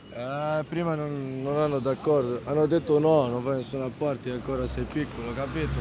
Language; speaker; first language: Italian; non-native, learner; Arabic